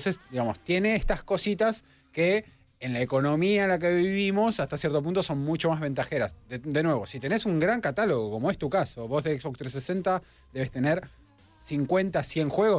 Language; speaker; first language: Spanish; native; Spanish